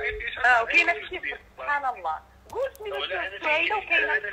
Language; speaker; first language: Arabic; native; Arabic